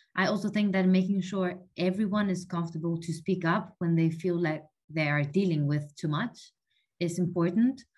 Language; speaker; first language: English; non-native, fluent; Spanish